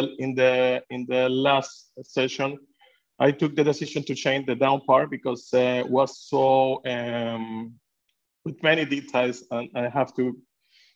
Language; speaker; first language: English; non-native, fluent; Spanish